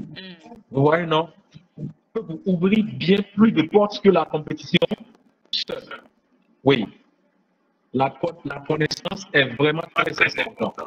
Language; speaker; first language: French; non-native, fluent; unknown